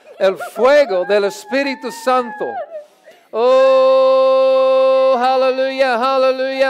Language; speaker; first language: Spanish; non-native, learner; English